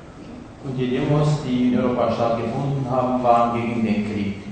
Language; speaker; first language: German; non-native, fluent; Kurdish